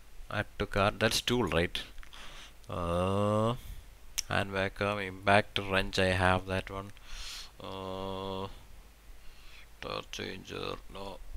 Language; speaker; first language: English; non-native, local second language; Malayalam